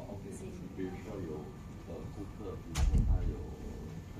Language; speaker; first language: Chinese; non-native, fluent; Indonesian